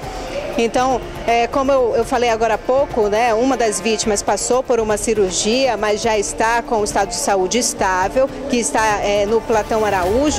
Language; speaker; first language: Portuguese; native; Portuguese